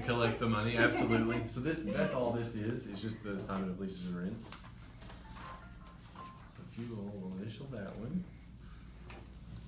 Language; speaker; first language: English; native; English